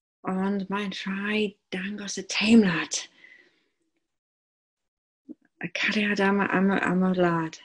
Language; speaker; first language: Welsh; non-native, local second language; English